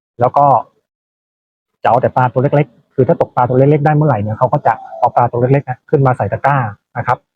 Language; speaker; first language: Thai; native; Thai